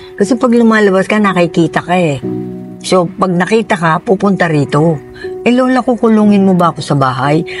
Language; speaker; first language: Filipino; native; Filipino